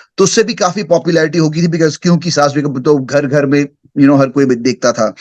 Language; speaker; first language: Hindi; early bilingual, heritage; Hindi